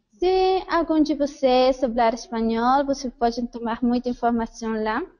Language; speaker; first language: Portuguese; non-native, fluent; Spanish